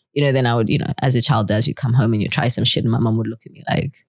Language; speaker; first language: English; native; English